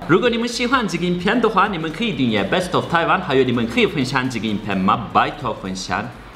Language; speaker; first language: Chinese; non-native, learner; Turkish